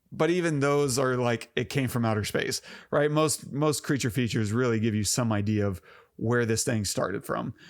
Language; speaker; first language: English; native; English